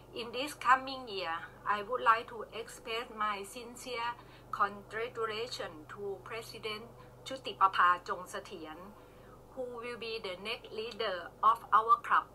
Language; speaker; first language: English; non-native, learner; Thai